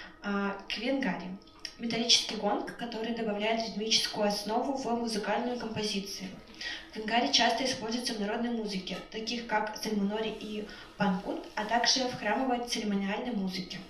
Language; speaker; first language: Russian; native; Russian